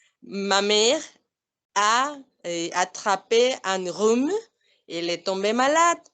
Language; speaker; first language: French; non-native, fluent; Spanish